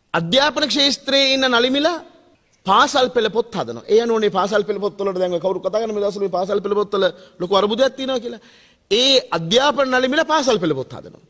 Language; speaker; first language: Sinhala; native; Sinhala